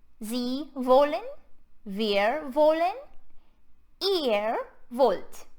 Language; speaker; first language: German; non-native, fluent; English